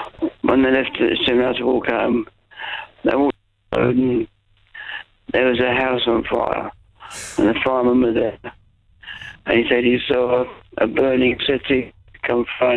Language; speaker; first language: English; native; English